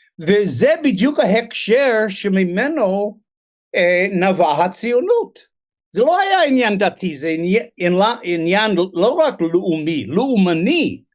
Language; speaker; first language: Hebrew; non-native, fluent; English